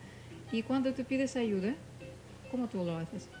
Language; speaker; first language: Spanish; non-native, fluent; Russian